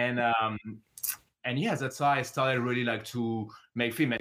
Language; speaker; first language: English; non-native, fluent; French